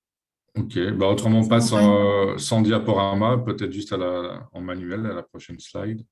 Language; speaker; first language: French; native; French